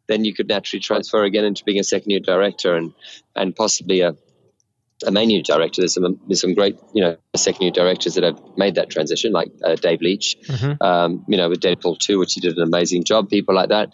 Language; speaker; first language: English; native; English